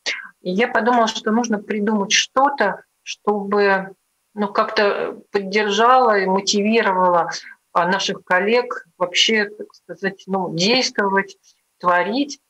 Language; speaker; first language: Russian; native; Russian